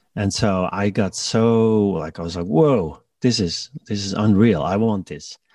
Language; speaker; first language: English; non-native, fluent; Dutch